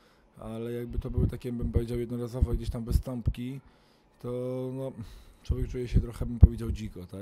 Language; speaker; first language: Polish; native; Polish